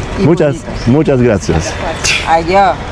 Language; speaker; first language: Spanish; non-native, learner; Polish